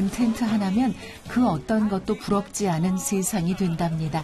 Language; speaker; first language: Korean; native; Korean